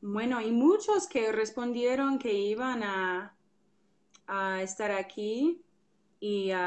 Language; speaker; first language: Spanish; non-native, fluent; English